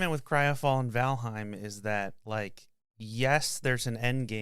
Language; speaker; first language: English; native; English